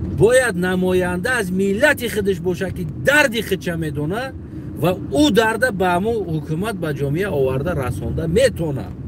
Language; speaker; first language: Tajik; non-native, local second language; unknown